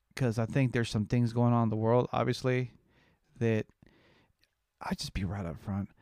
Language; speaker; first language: English; native; English